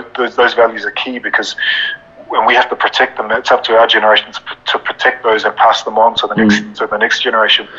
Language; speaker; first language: English; native; English